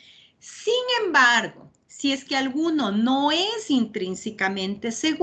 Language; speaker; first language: Spanish; native; Spanish